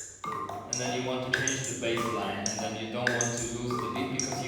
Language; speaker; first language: English; non-native, fluent; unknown